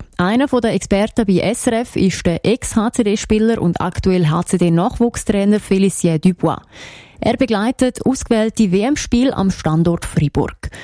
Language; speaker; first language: German; native; German